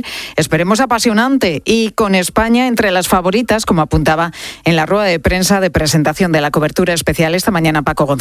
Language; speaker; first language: Spanish; native; Spanish